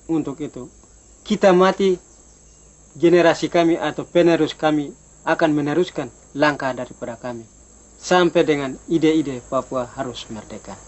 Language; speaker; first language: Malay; non-native, local second language; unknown